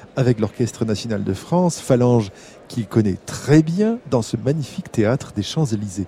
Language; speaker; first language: French; native; French